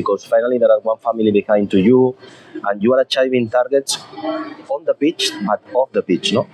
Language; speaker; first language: English; non-native, fluent; Spanish